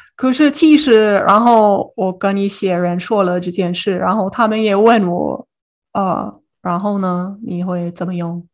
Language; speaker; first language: Chinese; non-native, fluent; English